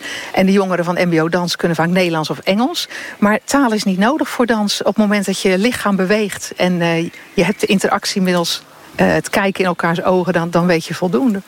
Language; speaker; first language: Dutch; native; Dutch